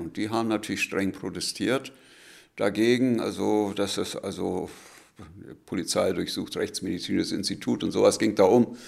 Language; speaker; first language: German; native; German